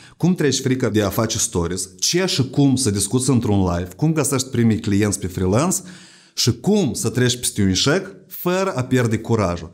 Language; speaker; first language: Romanian; native; Romanian